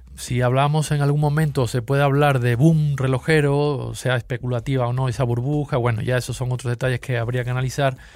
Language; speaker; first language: Spanish; native; Spanish